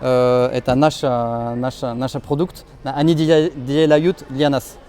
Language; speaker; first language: Russian; non-native, learner; French